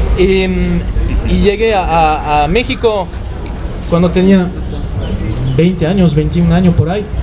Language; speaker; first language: Spanish; non-native, fluent; French